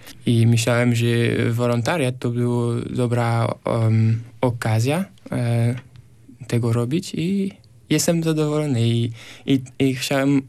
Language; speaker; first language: Polish; non-native, learner; French